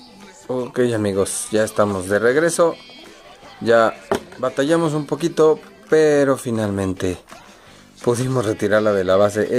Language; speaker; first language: Spanish; native; Spanish